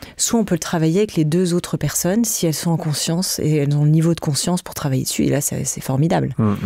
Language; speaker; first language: French; native; French